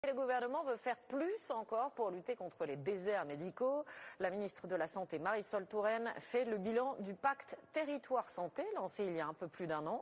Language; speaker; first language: French; native; French